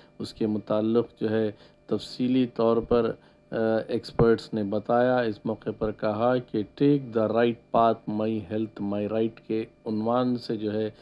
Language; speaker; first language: Urdu; native; Urdu